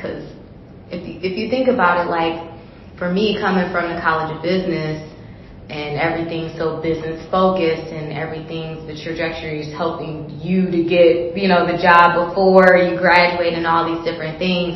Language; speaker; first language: English; native; English